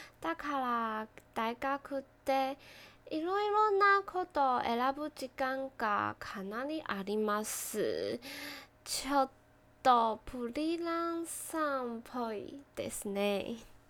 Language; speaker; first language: Japanese; non-native, learner; Chinese